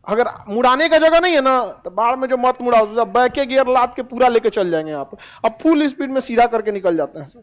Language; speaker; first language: Hindi; native; Hindi